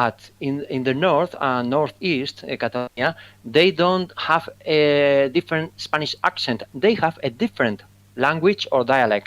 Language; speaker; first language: English; non-native, fluent; Spanish